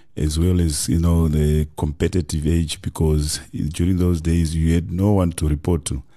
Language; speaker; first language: English; non-native, local second language; Shona